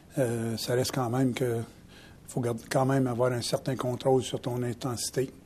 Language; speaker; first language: French; native; French